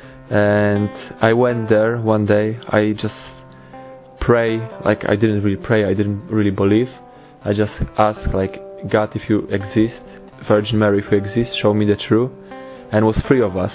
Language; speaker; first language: English; non-native, fluent; Polish